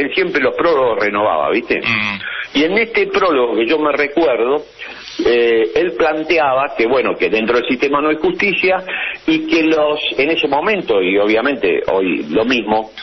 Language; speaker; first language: Spanish; native; Spanish